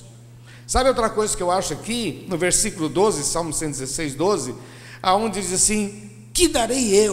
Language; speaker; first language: Portuguese; native; Portuguese